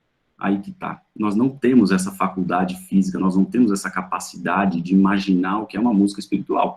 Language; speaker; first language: Portuguese; native; Portuguese